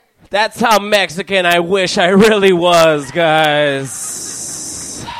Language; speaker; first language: English; native; English